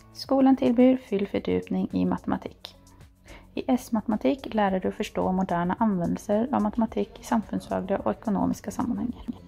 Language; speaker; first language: Norwegian; native; Norwegian